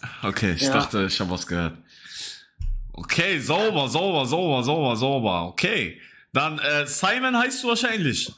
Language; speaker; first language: German; native; German